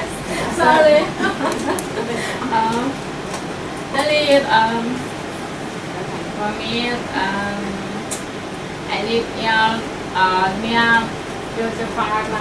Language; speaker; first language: English; non-native, learner; Thai